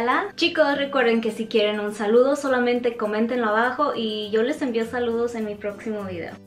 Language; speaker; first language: Spanish; native; Spanish